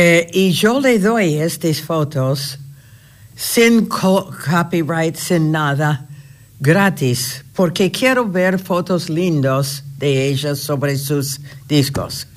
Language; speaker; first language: Spanish; non-native, fluent; English